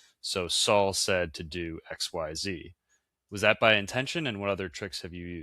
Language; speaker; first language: English; native; English